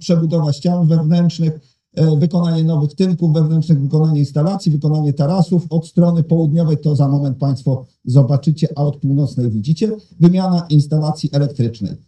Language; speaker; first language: Polish; native; Polish